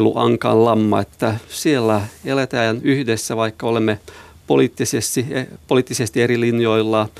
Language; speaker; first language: Finnish; non-native, local second language; Swedish